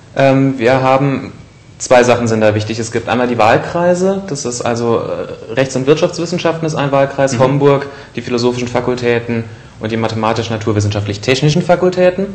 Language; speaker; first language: German; native; German